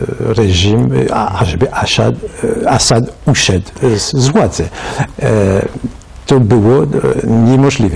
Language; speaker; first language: Polish; non-native, fluent; French